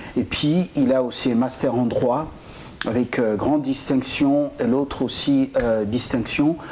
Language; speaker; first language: French; non-native, local second language; Lingala